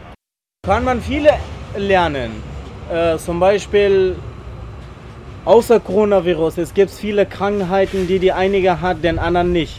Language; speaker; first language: German; non-native, learner; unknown